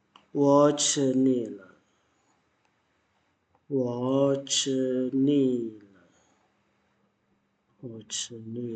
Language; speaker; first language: Chinese; non-native, fluent; Indonesian